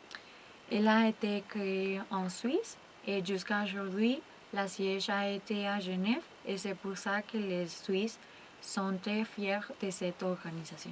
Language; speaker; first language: French; non-native, learner; Spanish